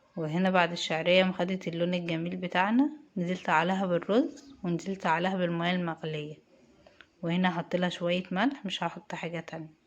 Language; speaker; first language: Egyptian Arabic; native; Egyptian Arabic